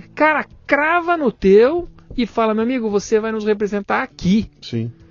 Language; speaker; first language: Portuguese; native; Portuguese